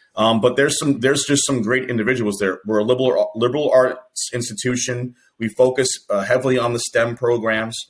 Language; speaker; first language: English; native; English